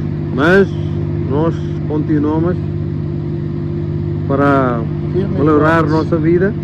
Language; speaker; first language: Portuguese; non-native, learner; Punjabi